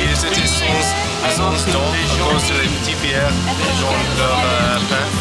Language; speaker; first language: French; non-native, learner; English